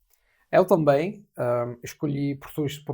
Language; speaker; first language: Portuguese; non-native, fluent; Italian